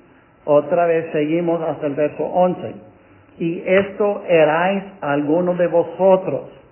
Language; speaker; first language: Spanish; non-native, fluent; English